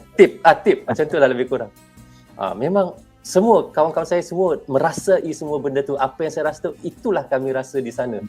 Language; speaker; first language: Malay; native; Malay